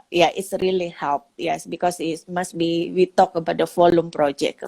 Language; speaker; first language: English; non-native, local second language; Indonesian